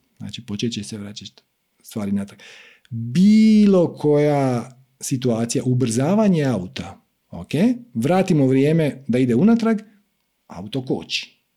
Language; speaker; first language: Croatian; native; Croatian